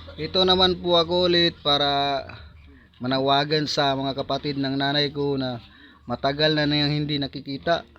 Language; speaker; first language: Filipino; non-native, local second language; Cebuano